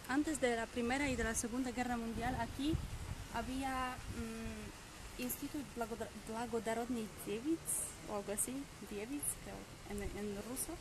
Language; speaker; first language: Spanish; non-native, fluent; Polish